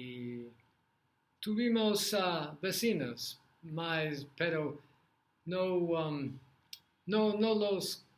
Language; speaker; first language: Spanish; non-native, learner; English